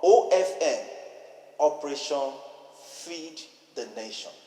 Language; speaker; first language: English; non-native, local second language; Yoruba